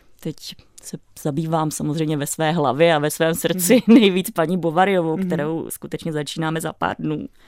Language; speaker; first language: Czech; native; Czech